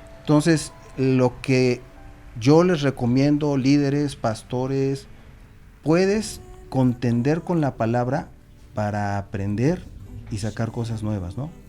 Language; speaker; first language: Spanish; native; Spanish